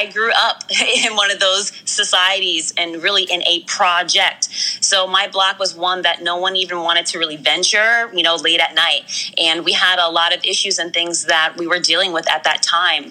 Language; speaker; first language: English; native; English